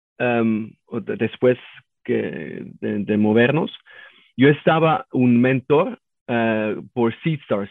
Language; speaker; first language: Spanish; non-native, learner; German